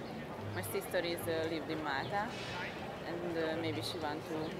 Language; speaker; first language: English; non-native, learner; Hungarian